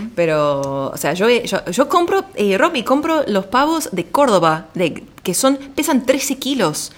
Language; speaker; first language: Spanish; early bilingual, heritage; Spanish